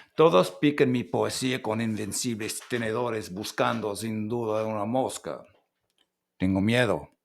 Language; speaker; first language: Spanish; non-native, learner; English